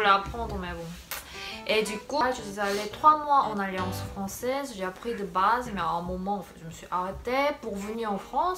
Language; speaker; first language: French; non-native, fluent; Korean